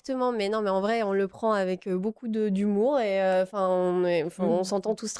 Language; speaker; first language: French; native; French